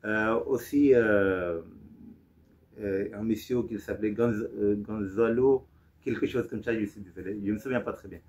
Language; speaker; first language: French; non-native, fluent; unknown